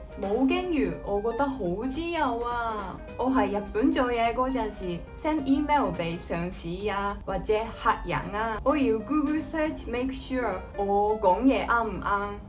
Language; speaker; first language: Cantonese; non-native, fluent; Japanese